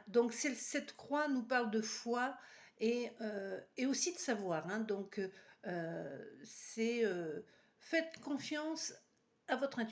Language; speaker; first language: French; native; French